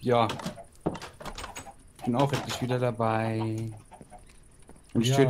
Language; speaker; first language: German; native; German